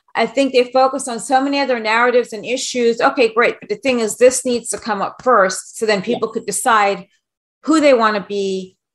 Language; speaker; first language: English; native; English